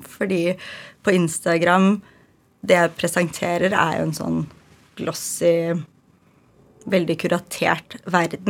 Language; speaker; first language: Norwegian; early bilingual, other home language; Ukrainian